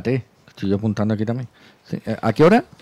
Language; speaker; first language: Spanish; native; Spanish